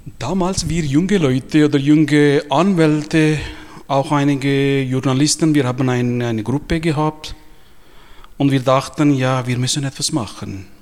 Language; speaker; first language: German; non-native, fluent; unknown